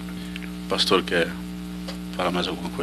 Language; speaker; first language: Portuguese; native; Portuguese